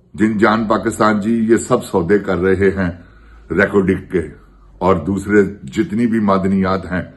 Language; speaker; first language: Urdu; non-native, local second language; Punjabi